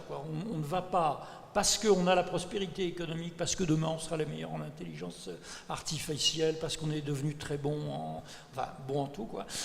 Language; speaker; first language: French; native; French